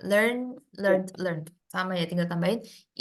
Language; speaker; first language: Indonesian; native; Indonesian